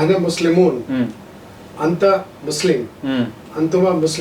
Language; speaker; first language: Arabic; non-native, learner; Urdu